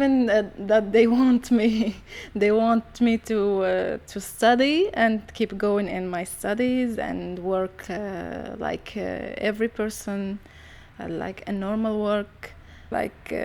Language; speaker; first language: English; non-native, learner; Arabic